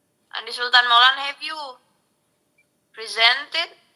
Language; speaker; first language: English; non-native, local second language; Indonesian